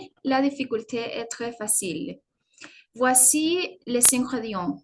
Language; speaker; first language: French; non-native, learner; Spanish